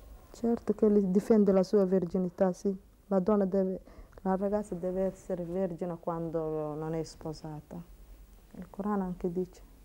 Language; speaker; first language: Italian; non-native, learner; Somali